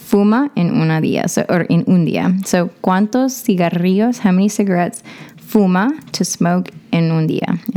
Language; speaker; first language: Spanish; non-native, learner; English